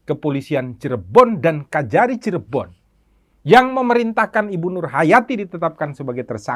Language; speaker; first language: Indonesian; native; Indonesian